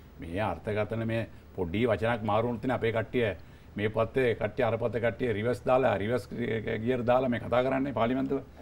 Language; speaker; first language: Sinhala; non-native, local second language; Tamil